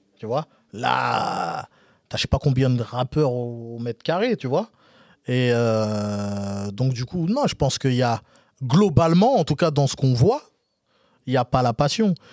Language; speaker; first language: French; native; French